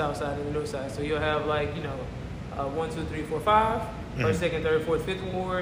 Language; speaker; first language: English; native; English